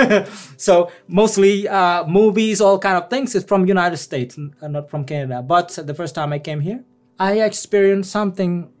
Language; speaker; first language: English; non-native, fluent; Indonesian